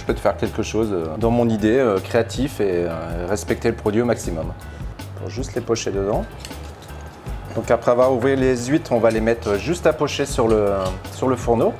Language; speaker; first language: French; native; French